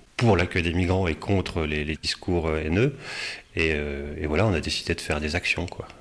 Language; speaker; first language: French; native; French